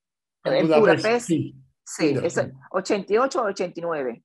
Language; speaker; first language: Spanish; early bilingual, other home language; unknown